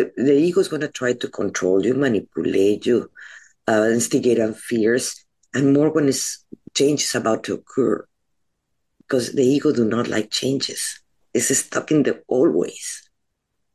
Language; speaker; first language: English; non-native, fluent; Spanish